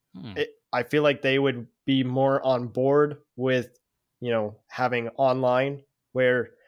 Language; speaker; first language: English; native; English